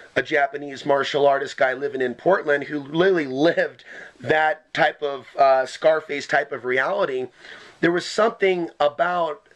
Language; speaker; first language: English; native; English